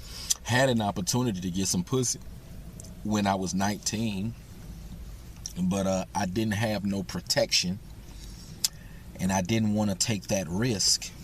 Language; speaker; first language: English; native; English